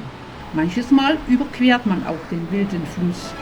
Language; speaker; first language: German; native; German